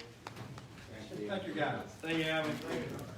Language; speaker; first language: English; native; English